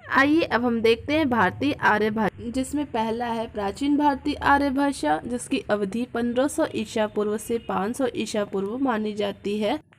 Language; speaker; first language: Hindi; native; Hindi